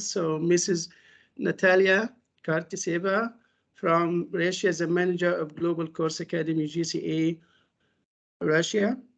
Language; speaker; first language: English; non-native, fluent; Arabic